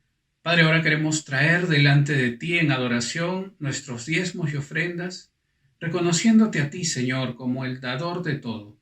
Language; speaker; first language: Spanish; native; Spanish